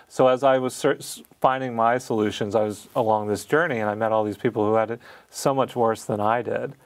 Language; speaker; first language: English; native; English